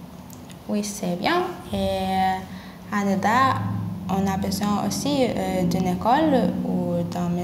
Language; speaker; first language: French; non-native, learner; Lithuanian